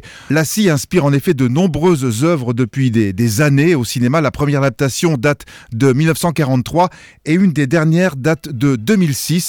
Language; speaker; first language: French; native; French